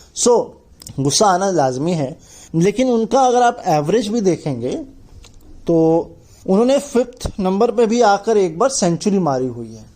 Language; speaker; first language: Hindi; native; Hindi